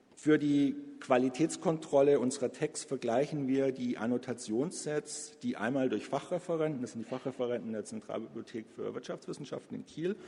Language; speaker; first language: German; native; German